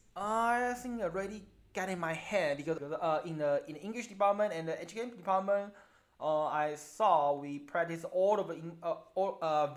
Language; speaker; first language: English; non-native, learner; Chinese